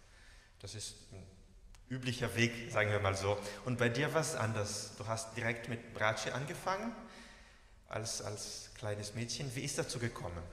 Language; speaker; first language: German; native; German